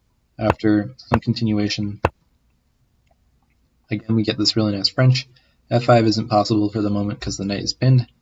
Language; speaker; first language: English; native; English